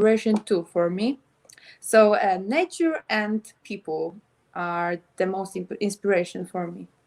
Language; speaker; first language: English; non-native, learner; Polish